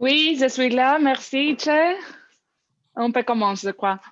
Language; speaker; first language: French; non-native, learner; English